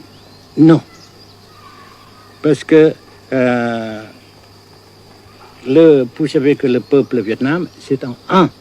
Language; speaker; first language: French; non-native, fluent; Vietnamese